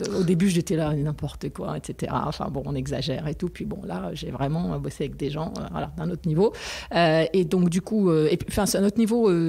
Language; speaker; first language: French; non-native, local second language; Arabic